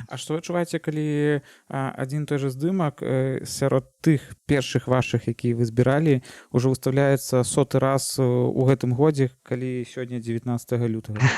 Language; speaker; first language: Belarusian; non-native, local second language; Russian